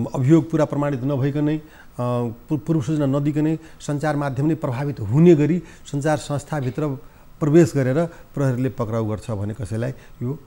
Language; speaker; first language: Nepali; non-native, local second language; Maithili